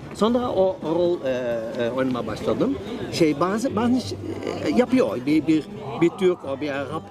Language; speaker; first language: Turkish; non-native, learner; Dutch